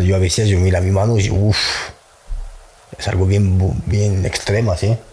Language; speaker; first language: Spanish; non-native, fluent; French